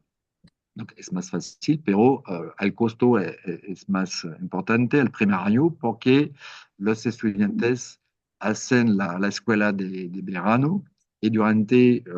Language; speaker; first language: Spanish; non-native, learner; French